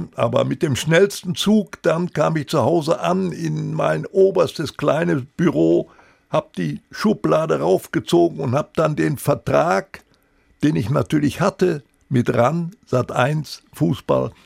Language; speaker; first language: German; native; German